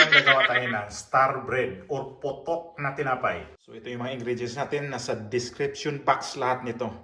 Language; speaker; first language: Filipino; native; Filipino